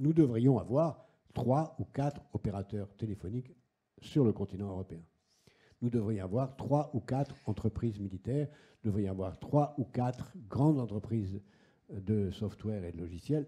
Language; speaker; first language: French; native; French